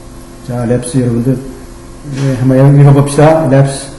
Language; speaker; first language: Korean; native; Korean